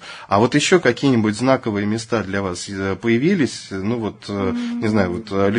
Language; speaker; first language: Russian; native; Russian